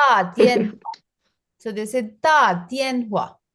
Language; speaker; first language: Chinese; non-native, fluent; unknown